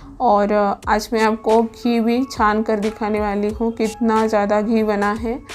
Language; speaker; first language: Hindi; non-native, local second language; Marathi